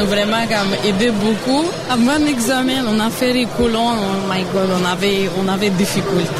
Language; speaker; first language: French; non-native, learner; Russian